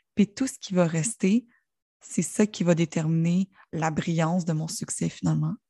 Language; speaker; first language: French; native; French